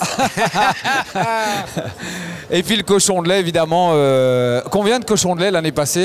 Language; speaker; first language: French; native; French